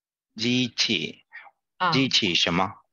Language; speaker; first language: Chinese; non-native, learner; Spanish